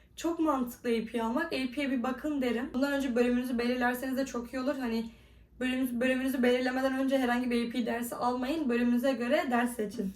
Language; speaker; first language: Turkish; native; Turkish